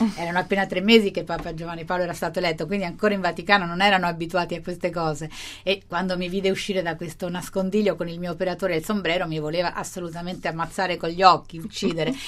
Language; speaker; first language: Italian; non-native, fluent; Spanish